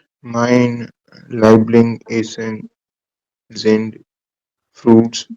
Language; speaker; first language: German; non-native, learner; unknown